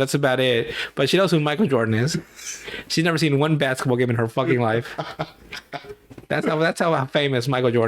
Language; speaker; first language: English; native; English